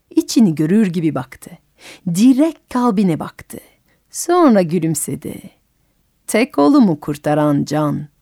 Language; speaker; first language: Turkish; non-native, fluent; French